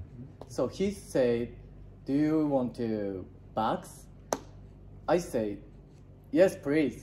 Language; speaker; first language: English; non-native, learner; Japanese